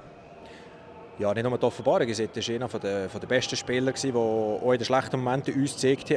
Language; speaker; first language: German; native; German